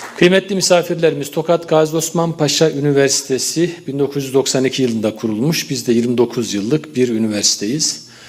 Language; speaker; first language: Turkish; native; Turkish